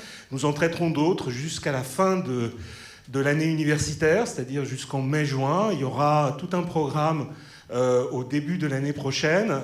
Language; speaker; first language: French; native; French